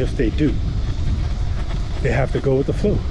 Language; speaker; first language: English; native; English